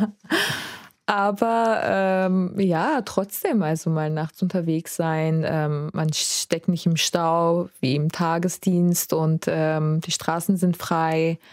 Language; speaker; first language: German; non-native, fluent; Azerbaijani